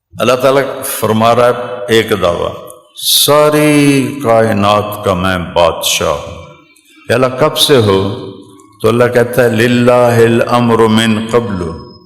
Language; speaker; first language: Urdu; non-native, local second language; Punjabi